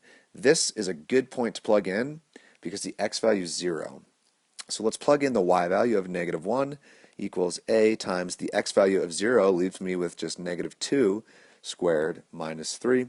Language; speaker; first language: English; native; English